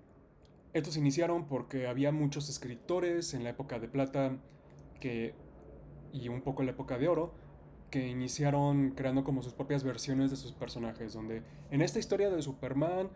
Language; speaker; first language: Spanish; native; Spanish